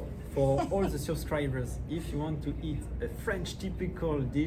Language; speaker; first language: English; non-native, learner; French